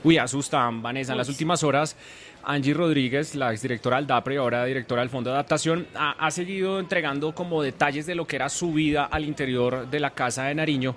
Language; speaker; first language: Spanish; native; Spanish